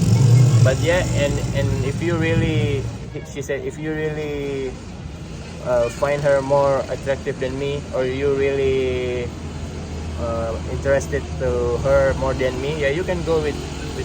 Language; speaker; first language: English; non-native, fluent; Indonesian